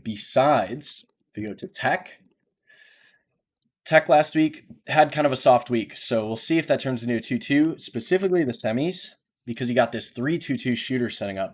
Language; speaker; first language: English; native; English